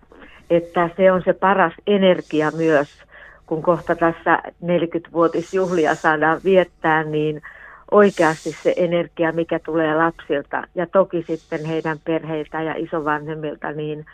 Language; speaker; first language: Finnish; native; Finnish